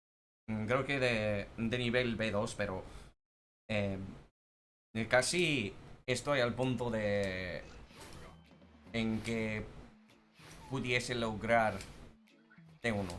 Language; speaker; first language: Spanish; non-native, fluent; English